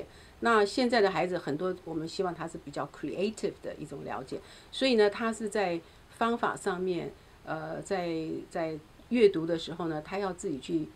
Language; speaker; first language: Chinese; native; Chinese